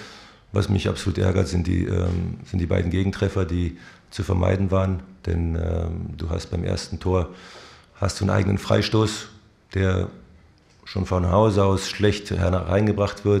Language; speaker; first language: German; native; German